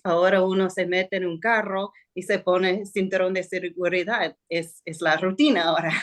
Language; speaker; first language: Spanish; non-native, fluent; English